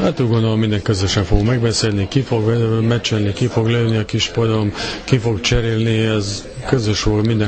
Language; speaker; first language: Hungarian; non-native, fluent; Serbian